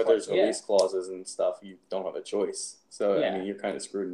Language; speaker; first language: English; native; English